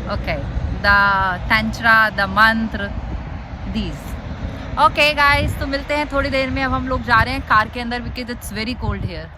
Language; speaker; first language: Hindi; native; Hindi